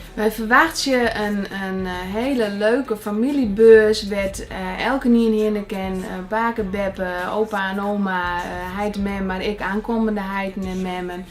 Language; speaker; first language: Dutch; non-native, local second language; Western Frisian